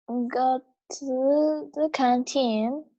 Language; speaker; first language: English; non-native, learner; Turkish